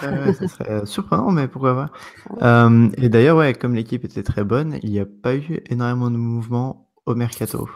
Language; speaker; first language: French; native; French